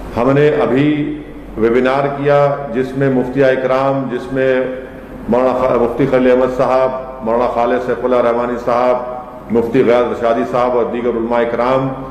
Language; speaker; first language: Urdu; native; Urdu